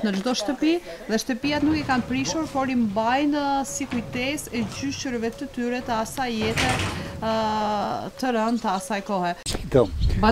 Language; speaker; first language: Albanian; native; Albanian